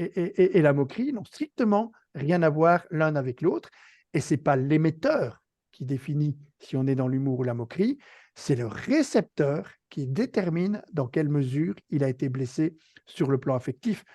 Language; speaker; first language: French; native; French